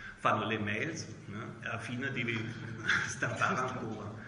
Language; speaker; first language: Italian; non-native, learner; German